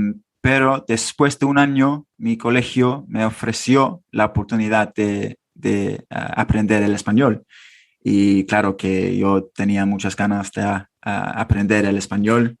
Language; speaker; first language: Spanish; non-native, fluent; English